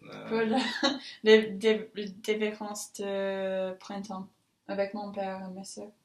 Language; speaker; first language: French; non-native, learner; English